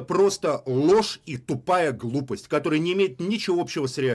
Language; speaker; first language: Russian; native; Russian